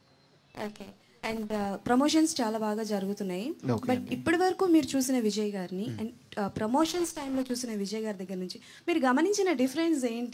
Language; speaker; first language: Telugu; non-native, fluent; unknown